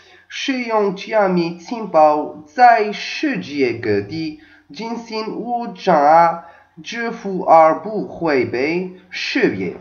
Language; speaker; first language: Chinese; non-native, learner; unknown